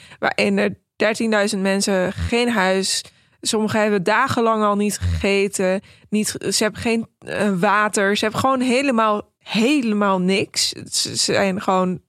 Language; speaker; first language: Dutch; early bilingual, other home language; Persian